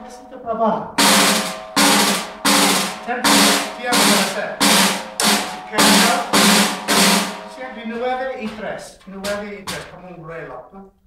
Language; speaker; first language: Spanish; non-native, learner; English